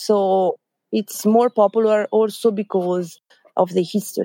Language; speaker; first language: English; non-native, fluent; Italian